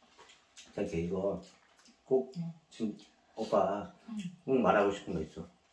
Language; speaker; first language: Vietnamese; non-native, learner; Korean